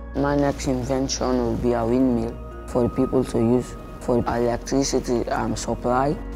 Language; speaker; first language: English; non-native, local second language; Krio